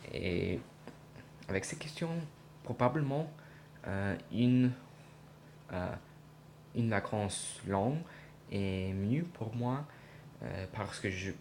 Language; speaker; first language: French; non-native, learner; English